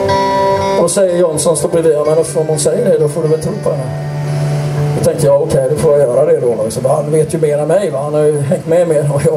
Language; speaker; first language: Swedish; native; Swedish